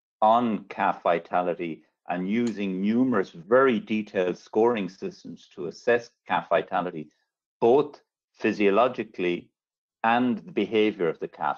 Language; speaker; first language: English; native; English